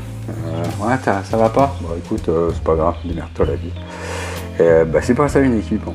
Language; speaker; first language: French; native; French